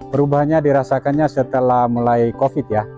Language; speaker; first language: Indonesian; non-native, local second language; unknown